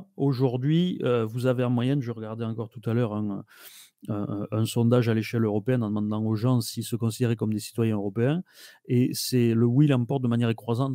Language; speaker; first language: French; native; French